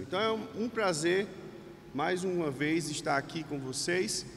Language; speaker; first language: Portuguese; native; Portuguese